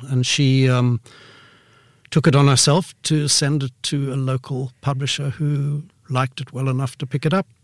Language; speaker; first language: English; native; English